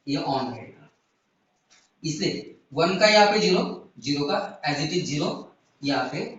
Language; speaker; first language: Hindi; non-native, local second language; Marathi